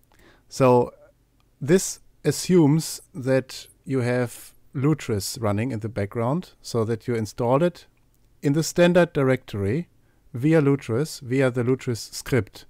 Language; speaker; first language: English; non-native, fluent; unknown